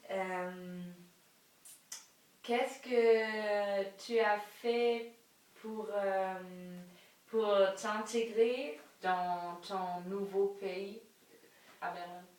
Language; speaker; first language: French; non-native, learner; German